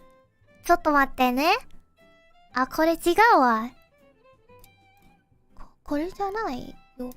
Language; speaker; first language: Japanese; non-native, learner; Indonesian